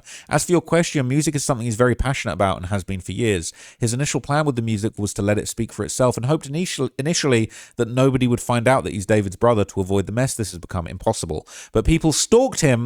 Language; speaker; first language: English; native; English